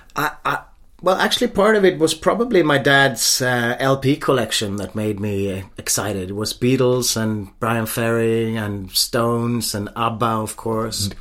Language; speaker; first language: English; non-native, fluent; Swedish